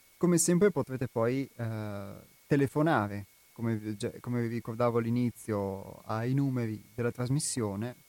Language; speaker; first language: Italian; non-native, fluent; Albanian